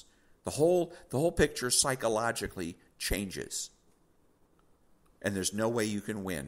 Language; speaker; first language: English; native; English